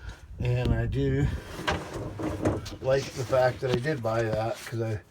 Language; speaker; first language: English; native; English